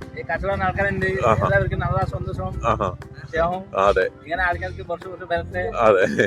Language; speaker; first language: Malayalam; non-native, learner; Bangla